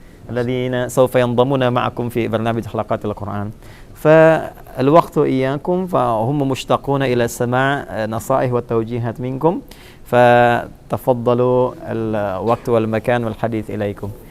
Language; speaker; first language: Arabic; non-native, fluent; Indonesian